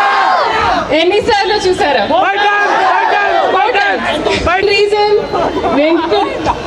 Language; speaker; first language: Telugu; non-native, learner; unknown